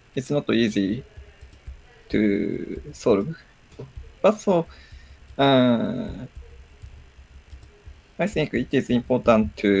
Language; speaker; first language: English; non-native, learner; Japanese